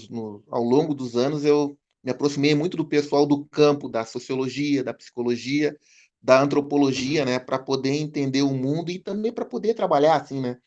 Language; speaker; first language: Portuguese; native; Portuguese